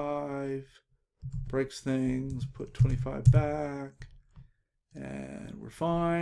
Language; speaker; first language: English; native; English